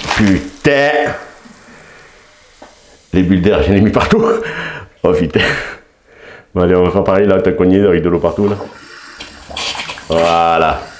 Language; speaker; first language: French; native; French